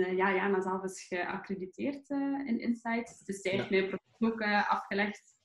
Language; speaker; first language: Dutch; early bilingual, other home language; Arabic